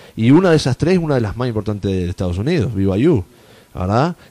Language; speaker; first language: Spanish; native; Spanish